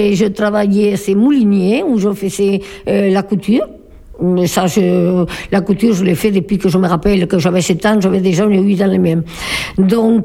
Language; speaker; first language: French; non-native, fluent; Spanish